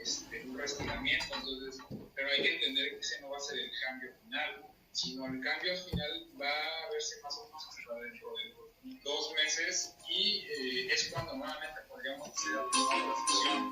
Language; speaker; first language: Spanish; native; Spanish